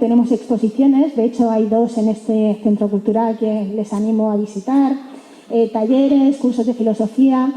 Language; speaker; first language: Spanish; native; Spanish